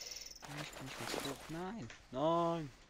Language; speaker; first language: German; native; German